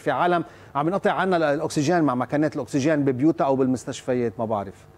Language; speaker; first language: Arabic; native; Arabic